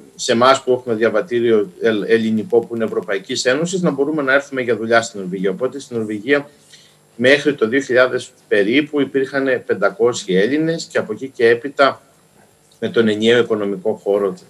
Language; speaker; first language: Greek; native; Greek